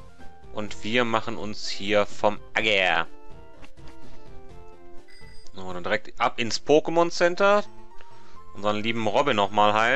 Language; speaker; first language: German; native; German